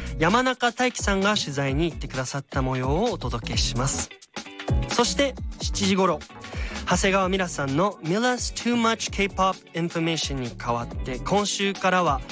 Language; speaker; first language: Japanese; early bilingual, other home language; German